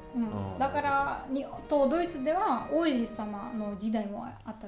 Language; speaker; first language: Japanese; non-native, learner; German